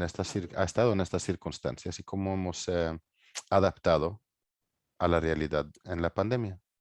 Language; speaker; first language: Spanish; non-native, fluent; English